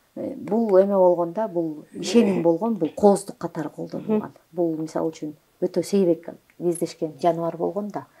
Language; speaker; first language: Kyrgyz; native; Kyrgyz